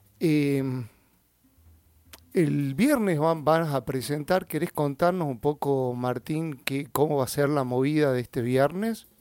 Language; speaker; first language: Spanish; native; Spanish